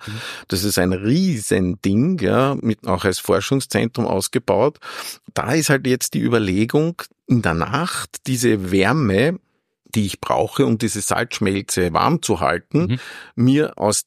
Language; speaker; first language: German; native; German